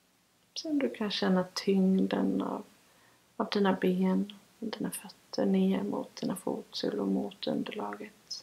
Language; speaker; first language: Swedish; native; Swedish